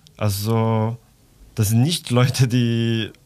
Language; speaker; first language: German; non-native, fluent; Polish